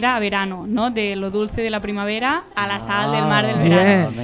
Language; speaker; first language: Spanish; native; Spanish